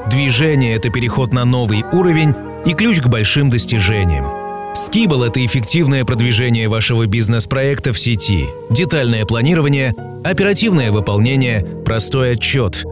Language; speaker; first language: Russian; native; Russian